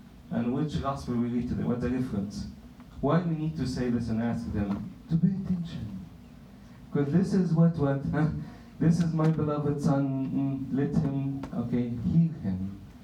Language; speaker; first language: English; non-native, fluent; Arabic